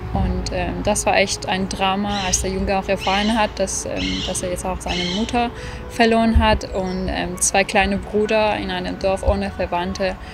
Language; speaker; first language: German; non-native, fluent; Persian